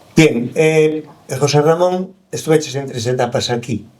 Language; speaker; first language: Spanish; non-native, local second language; Galician